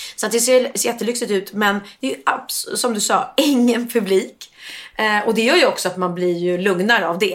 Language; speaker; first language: Swedish; native; Swedish